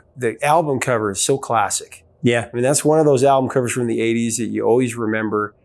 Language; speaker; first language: English; native; English